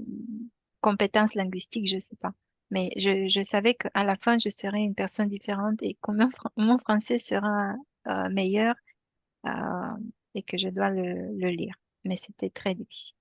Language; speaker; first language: French; non-native, fluent; Romanian